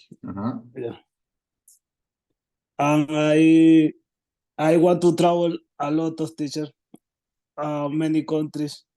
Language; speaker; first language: English; non-native, learner; Spanish